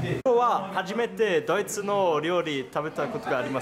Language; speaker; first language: Japanese; non-native, learner; German